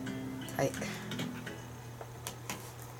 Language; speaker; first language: Japanese; native; Japanese